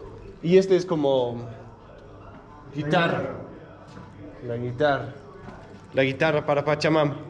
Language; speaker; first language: Spanish; non-native, fluent; Danish